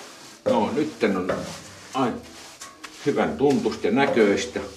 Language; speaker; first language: Finnish; native; Finnish